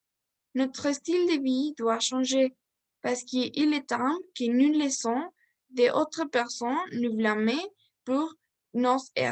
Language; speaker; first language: French; non-native, learner; Spanish